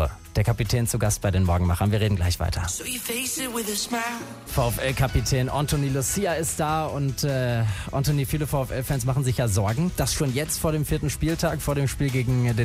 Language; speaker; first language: German; native; German